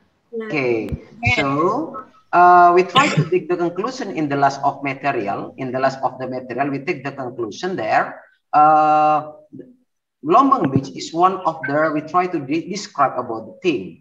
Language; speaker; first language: English; non-native, learner; Indonesian